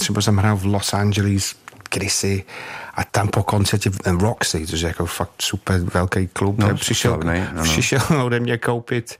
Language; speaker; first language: Czech; non-native, fluent; English